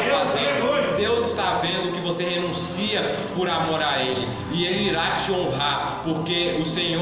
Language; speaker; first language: Portuguese; native; Portuguese